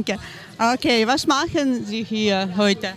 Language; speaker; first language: German; non-native, fluent; Ukrainian